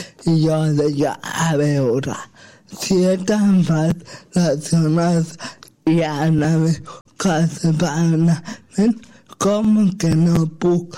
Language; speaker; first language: Catalan; non-native, local second language; Spanish